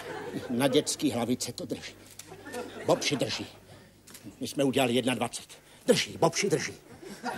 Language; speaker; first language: Czech; native; Czech